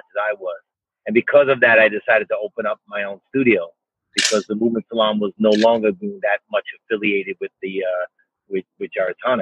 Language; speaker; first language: English; native; English